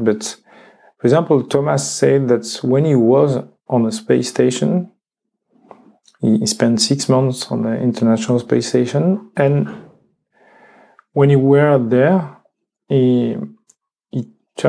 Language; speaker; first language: English; non-native, learner; French